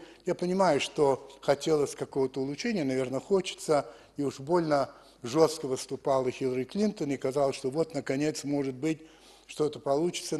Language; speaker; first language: Russian; early bilingual, heritage; French